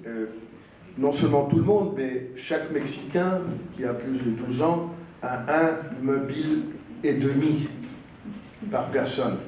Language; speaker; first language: French; non-native, fluent; Spanish